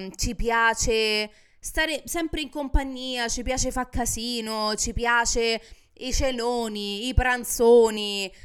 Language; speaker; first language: Italian; native; Italian